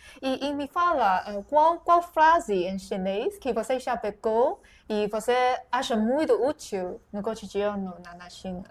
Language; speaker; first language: Portuguese; non-native, fluent; Chinese